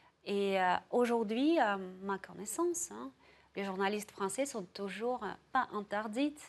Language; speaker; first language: French; non-native, fluent; Russian